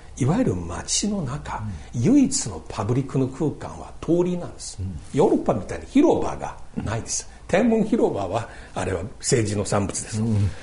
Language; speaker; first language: Japanese; non-native, fluent; Chinese